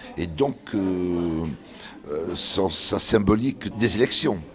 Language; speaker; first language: French; early bilingual, other home language; Kabyle